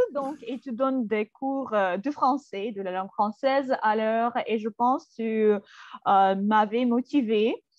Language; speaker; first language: French; non-native, fluent; Russian